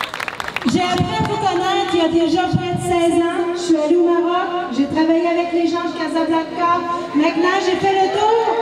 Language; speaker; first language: French; native; French